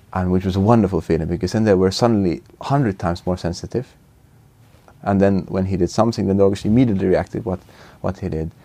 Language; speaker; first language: English; non-native, fluent; Finnish